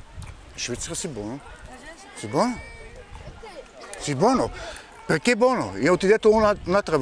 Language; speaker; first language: Italian; non-native, learner; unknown